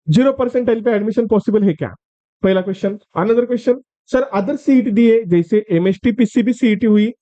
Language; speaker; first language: Hindi; non-native, local second language; Marathi